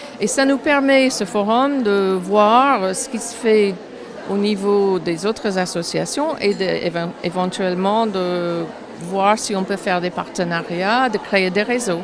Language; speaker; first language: French; native; French